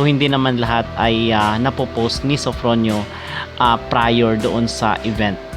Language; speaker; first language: Filipino; native; Filipino